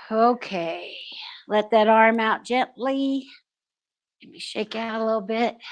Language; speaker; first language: English; native; English